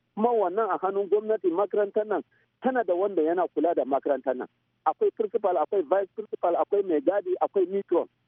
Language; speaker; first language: Hausa; non-native, local second language; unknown